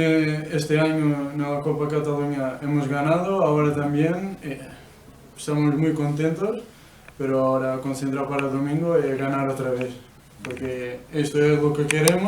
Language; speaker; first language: Spanish; non-native, fluent; Portuguese